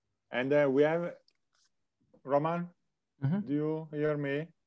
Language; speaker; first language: English; non-native, learner; Italian